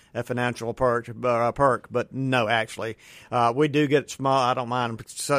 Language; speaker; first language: English; native; English